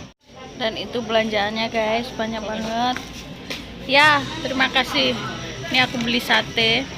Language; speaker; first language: Indonesian; non-native, local second language; Javanese